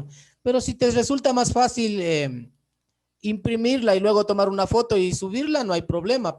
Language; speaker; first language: Spanish; native; Spanish